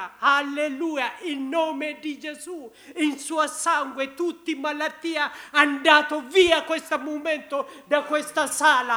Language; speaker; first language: Italian; non-native, learner; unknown